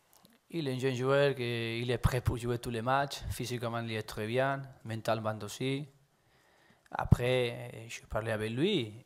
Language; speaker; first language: French; non-native, fluent; Spanish